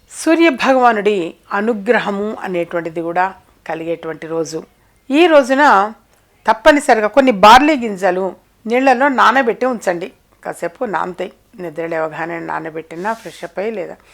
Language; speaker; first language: Telugu; native; Telugu